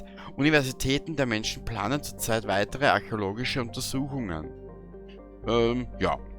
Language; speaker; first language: German; native; German